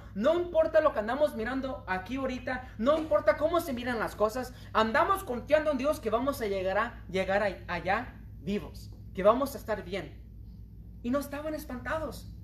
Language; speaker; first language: Spanish; early bilingual, heritage; Spanish